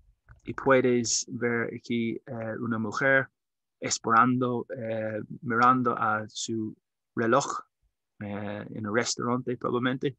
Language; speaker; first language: Spanish; non-native, learner; English